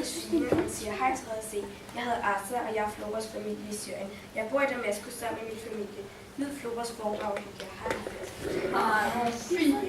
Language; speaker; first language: Danish; early bilingual, heritage; Danish